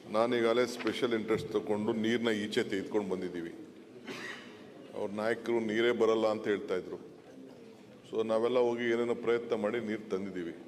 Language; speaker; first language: Kannada; native; Kannada